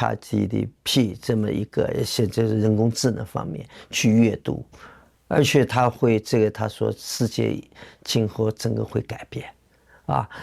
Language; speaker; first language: Chinese; native; Chinese